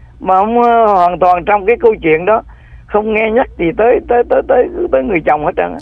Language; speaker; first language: Vietnamese; native; Vietnamese